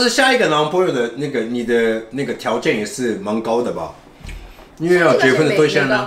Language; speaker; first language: Chinese; non-native, fluent; Japanese